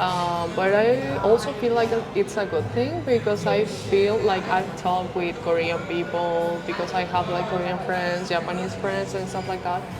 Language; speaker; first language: English; non-native, fluent; Spanish